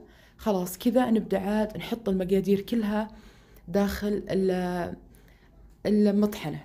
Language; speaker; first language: Arabic; native; Arabic